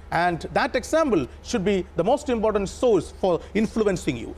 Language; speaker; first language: English; non-native, local second language; Malayalam